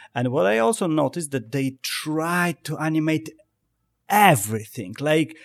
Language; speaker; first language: English; non-native, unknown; Polish